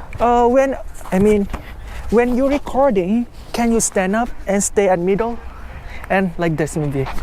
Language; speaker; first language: English; non-native, learner; Thai